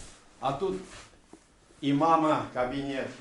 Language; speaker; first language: Russian; non-native, local second language; Tatar